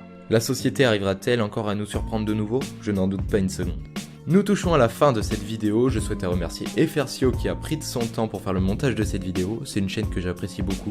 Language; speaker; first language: French; native; French